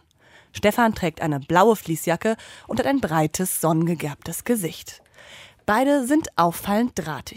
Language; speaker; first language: German; native; German